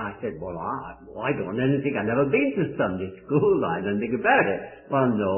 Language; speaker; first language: English; native; English